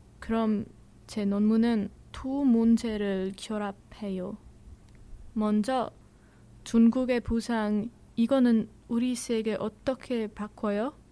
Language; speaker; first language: Korean; non-native, learner; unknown